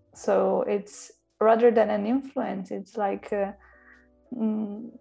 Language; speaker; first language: English; non-native, fluent; Italian